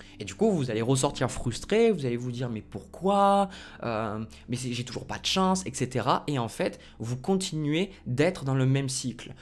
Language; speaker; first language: French; native; French